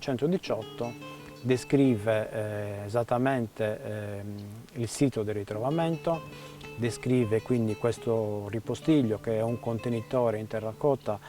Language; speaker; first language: Italian; native; Italian